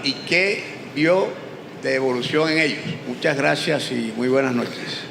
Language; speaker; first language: Spanish; native; Spanish